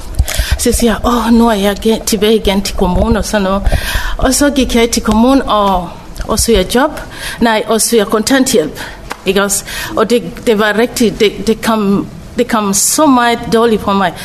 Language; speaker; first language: Danish; non-native, fluent; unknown